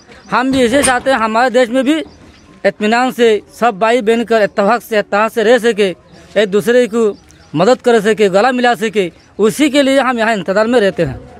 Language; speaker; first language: Hindi; non-native, learner; Rohingya